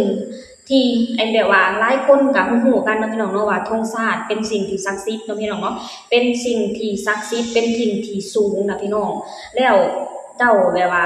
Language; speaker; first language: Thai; non-native, local second language; Northeastern Thai